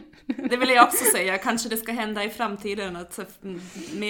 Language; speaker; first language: Swedish; non-native, fluent; German